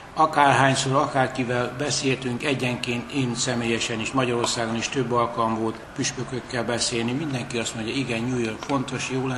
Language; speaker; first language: Hungarian; native; Hungarian